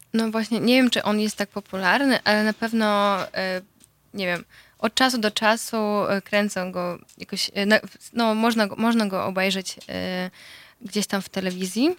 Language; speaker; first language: Polish; non-native, fluent; Russian